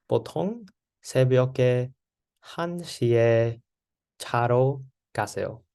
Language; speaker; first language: Korean; non-native, learner; English